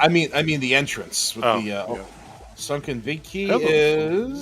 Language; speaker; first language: English; native; English